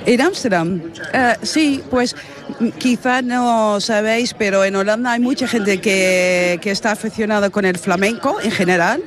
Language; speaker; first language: Spanish; non-native, fluent; Dutch